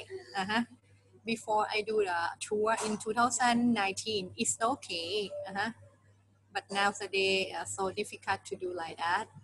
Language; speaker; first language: English; non-native, learner; Thai